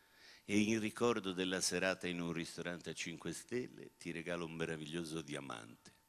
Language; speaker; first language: Italian; native; Italian